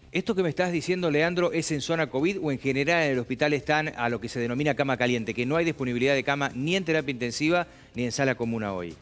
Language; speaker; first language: Spanish; native; Spanish